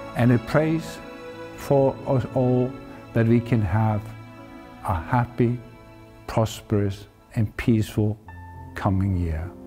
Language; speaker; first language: English; non-native, fluent; Icelandic